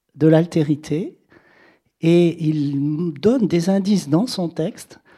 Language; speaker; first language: French; native; French